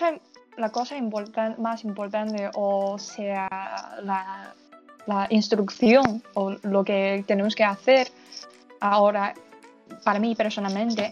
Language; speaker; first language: Spanish; non-native, learner; Chinese